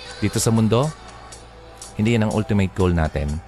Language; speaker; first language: Filipino; native; Filipino